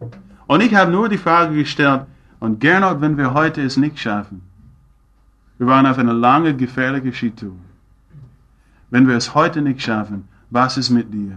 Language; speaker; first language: German; non-native, fluent; English